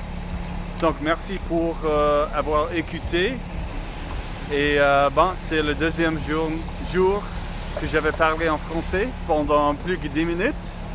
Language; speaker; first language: French; non-native, learner; English